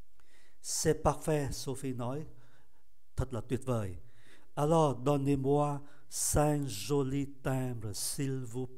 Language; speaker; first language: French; non-native, fluent; Vietnamese